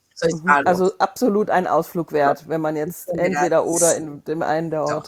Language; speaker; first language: German; native; German